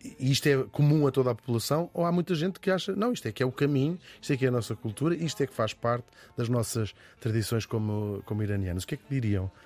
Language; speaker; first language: Portuguese; native; Portuguese